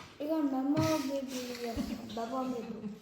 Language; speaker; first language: Korean; early bilingual, heritage; French